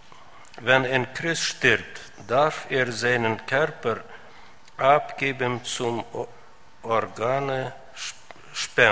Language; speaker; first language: German; non-native, learner; Russian